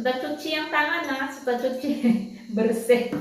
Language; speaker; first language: Indonesian; non-native, learner; Filipino